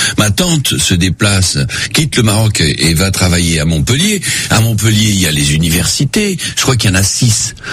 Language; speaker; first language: French; non-native, local second language; Spanish